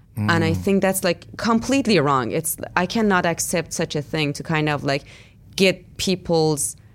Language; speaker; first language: English; non-native, fluent; Persian